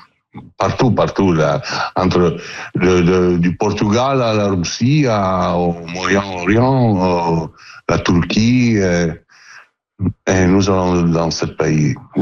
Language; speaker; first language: French; non-native, learner; Italian